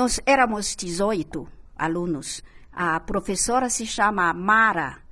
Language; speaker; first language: Portuguese; non-native, fluent; Chinese